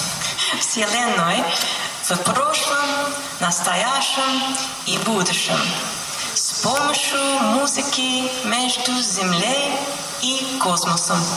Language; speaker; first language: Russian; non-native, learner; English